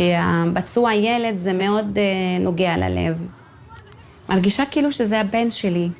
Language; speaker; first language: Hebrew; non-native, local second language; Arabic